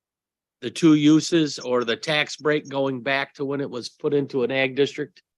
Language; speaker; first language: English; native; English